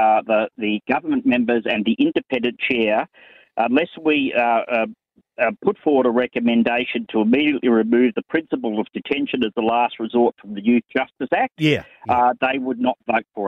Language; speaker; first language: English; native; English